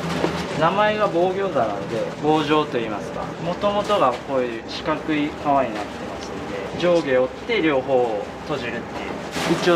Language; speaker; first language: Japanese; native; Japanese